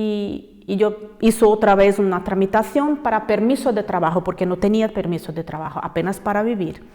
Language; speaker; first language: Spanish; non-native, fluent; Portuguese